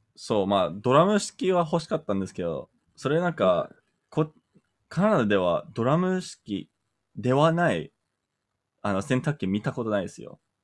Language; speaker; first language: Japanese; non-native, fluent; English